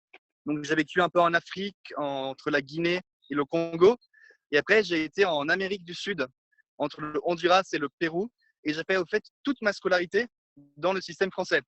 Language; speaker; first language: French; non-native, fluent; Italian